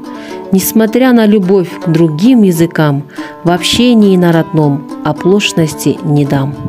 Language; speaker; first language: Russian; non-native, local second language; Kyrgyz